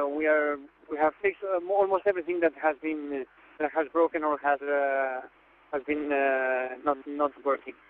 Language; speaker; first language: English; non-native, fluent; Catalan